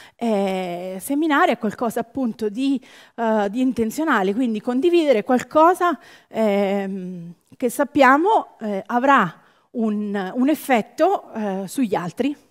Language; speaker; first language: Italian; native; Italian